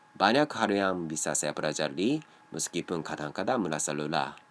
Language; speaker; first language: Indonesian; non-native, learner; Japanese